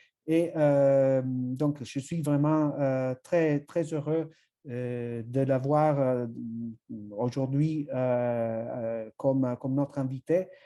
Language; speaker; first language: French; non-native, fluent; Italian